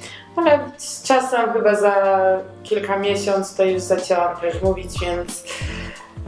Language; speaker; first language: Polish; non-native, learner; Georgian